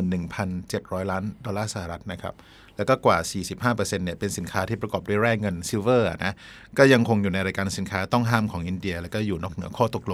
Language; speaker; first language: Thai; native; Thai